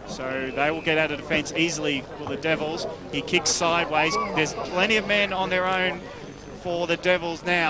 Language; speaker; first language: English; native; English